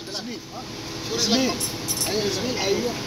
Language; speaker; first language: Arabic; non-native, learner; Hindi